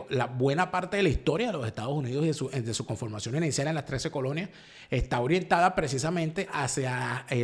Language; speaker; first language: Spanish; native; Spanish